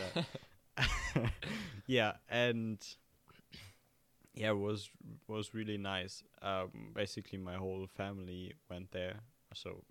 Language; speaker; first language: English; non-native, fluent; German